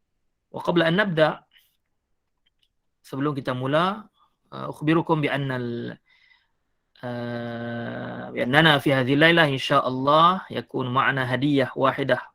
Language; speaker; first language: Arabic; non-native, fluent; Malay